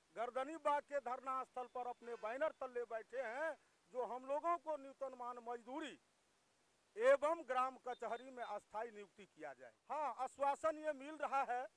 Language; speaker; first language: Hindi; native; Hindi